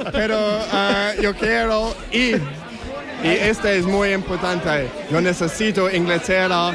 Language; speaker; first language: Spanish; non-native, learner; English